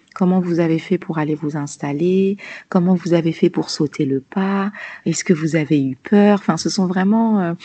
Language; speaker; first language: French; native; French